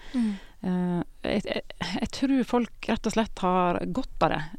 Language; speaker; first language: Norwegian; native; Norwegian